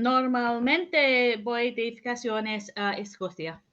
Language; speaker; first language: Spanish; non-native, learner; English